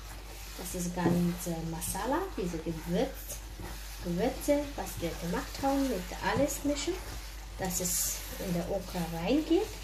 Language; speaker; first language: German; non-native, learner; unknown